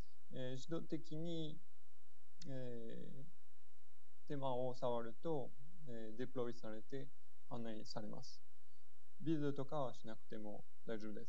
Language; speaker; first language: Japanese; non-native, fluent; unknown